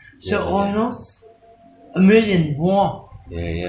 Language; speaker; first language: English; non-native, fluent; Vietnamese